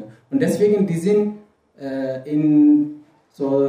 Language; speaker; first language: German; non-native, fluent; Kurdish